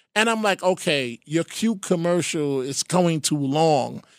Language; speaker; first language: English; native; English